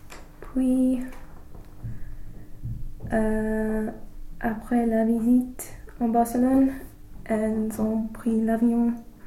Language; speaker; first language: French; non-native, learner; English